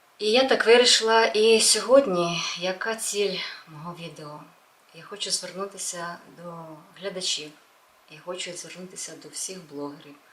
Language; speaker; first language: Ukrainian; non-native, local second language; Russian